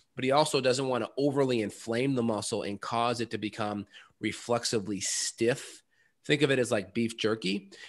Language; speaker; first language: English; native; English